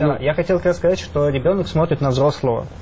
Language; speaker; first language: Russian; native; Russian